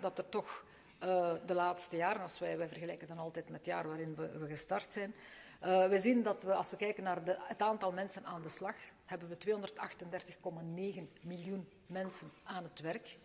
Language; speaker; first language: Dutch; native; Dutch